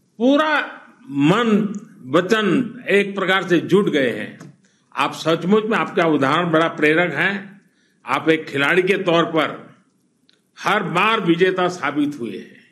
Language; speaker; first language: Hindi; non-native, local second language; Gujarati